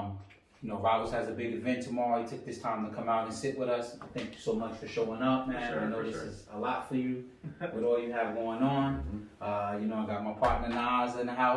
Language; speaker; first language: English; native; English